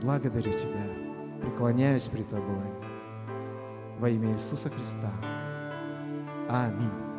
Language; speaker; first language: Russian; native; Russian